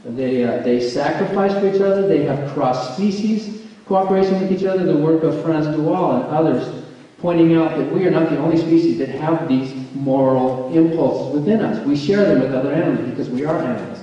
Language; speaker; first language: English; native; English